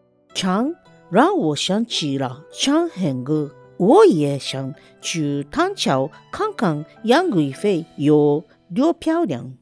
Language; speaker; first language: Chinese; non-native, fluent; Japanese